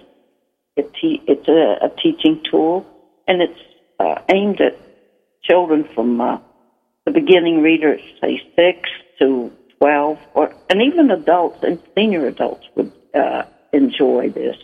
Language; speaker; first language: English; native; English